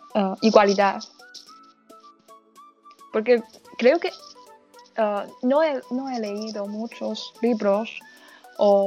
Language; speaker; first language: Spanish; non-native, learner; Chinese